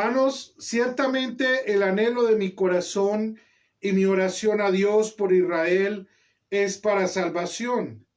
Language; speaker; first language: Spanish; native; Spanish